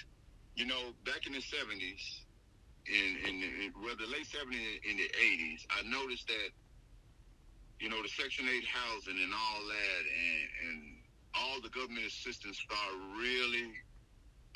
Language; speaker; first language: English; native; English